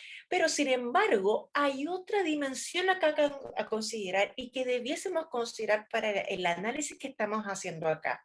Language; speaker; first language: Spanish; native; Spanish